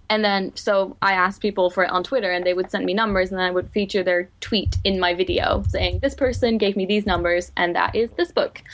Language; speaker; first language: English; non-native, fluent; Dutch